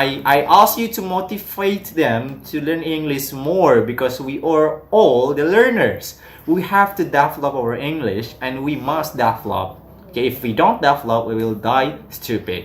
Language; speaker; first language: English; non-native, fluent; Indonesian